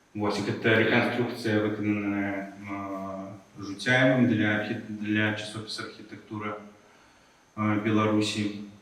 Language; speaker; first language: Belarusian; non-native, local second language; Russian